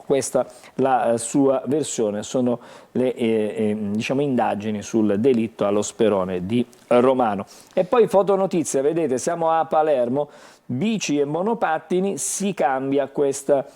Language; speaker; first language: Italian; native; Italian